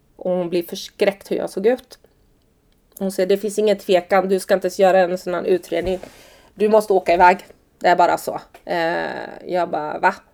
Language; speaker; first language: Swedish; early bilingual, other home language; Persian